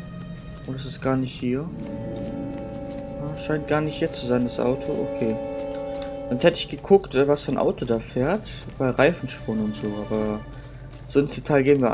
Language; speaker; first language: German; native; German